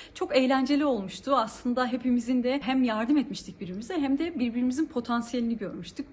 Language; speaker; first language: Turkish; early bilingual, heritage; Turkish